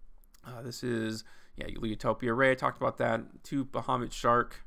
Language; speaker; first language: English; native; English